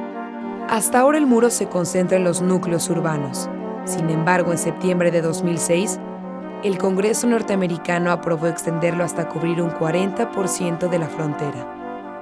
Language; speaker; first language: Spanish; native; Spanish